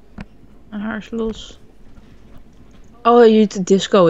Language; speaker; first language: Dutch; native; Dutch